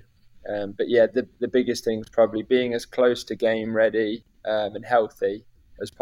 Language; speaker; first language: English; native; English